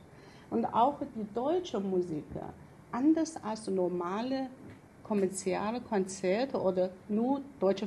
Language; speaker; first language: German; non-native, fluent; Chinese